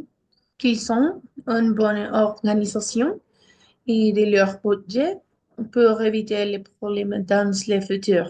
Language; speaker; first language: French; non-native, learner; Spanish